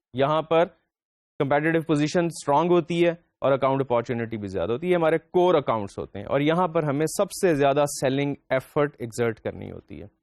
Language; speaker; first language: Urdu; native; Urdu